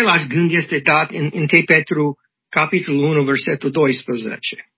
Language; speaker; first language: Romanian; non-native, learner; English